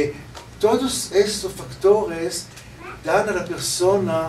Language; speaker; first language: Spanish; non-native, learner; Hebrew